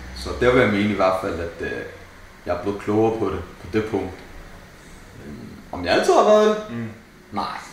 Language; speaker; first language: Danish; early bilingual, other home language; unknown